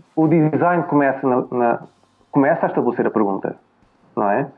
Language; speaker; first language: Portuguese; native; Portuguese